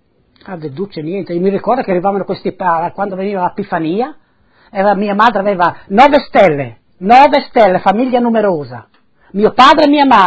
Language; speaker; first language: Italian; non-native, local second language; Friulian